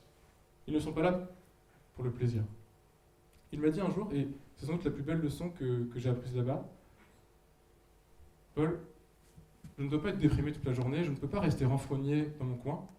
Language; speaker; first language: French; native; French